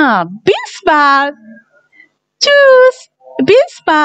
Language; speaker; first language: German; non-native, fluent; Indonesian